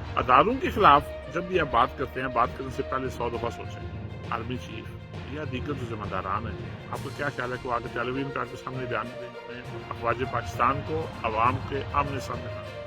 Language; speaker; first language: Urdu; non-native, local second language; Punjabi